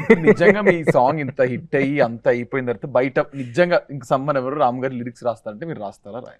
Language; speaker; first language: Telugu; native; Telugu